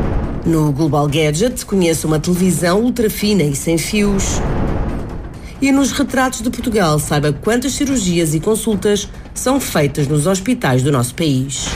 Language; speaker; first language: Portuguese; native; Portuguese